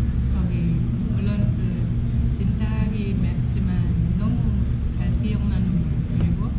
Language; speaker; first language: Korean; non-native, fluent; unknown